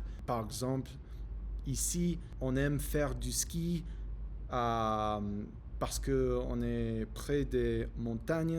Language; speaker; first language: French; non-native, learner; English